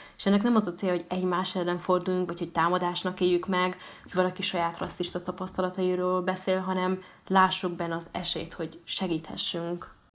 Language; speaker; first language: Hungarian; early bilingual, other home language; Arabic